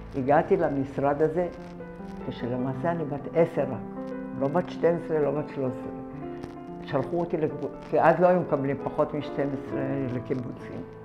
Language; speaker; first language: Hebrew; early bilingual, other home language; Arabic